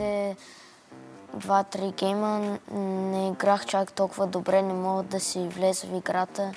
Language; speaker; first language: Bulgarian; early bilingual, heritage; Russian